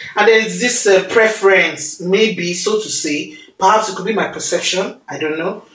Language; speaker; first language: English; non-native, local second language; Yoruba